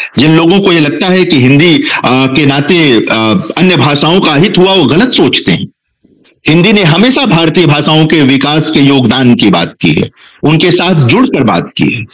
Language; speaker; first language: Hindi; non-native, local second language; Bhojpuri